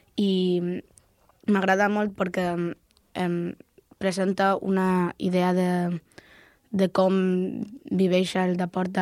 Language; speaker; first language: Catalan; non-native, local second language; Spanish